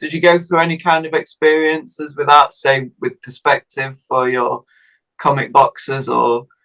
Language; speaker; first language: English; native; English